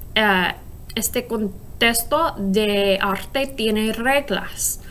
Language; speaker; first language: Spanish; non-native, learner; English